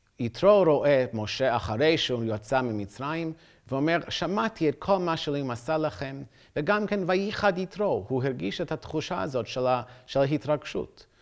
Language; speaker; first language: Hebrew; non-native, fluent; English